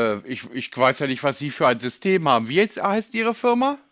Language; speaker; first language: German; native; German